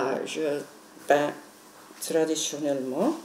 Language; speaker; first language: French; non-native, local second language; Dutch